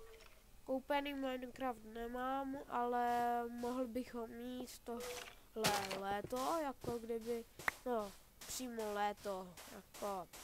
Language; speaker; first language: Czech; native; Czech